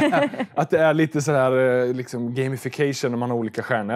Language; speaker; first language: Swedish; native; Swedish